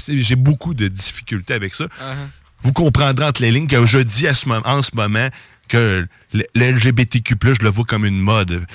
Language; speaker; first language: French; native; French